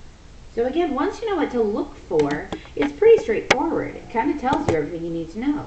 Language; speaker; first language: English; native; English